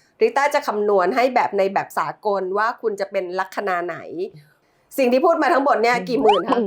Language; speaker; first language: Thai; native; Thai